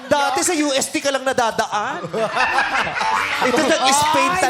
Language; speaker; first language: Filipino; native; Filipino